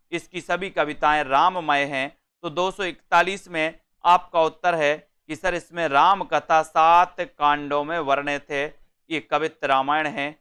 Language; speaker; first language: Hindi; native; Hindi